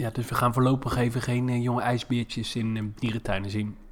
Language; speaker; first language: Dutch; native; Dutch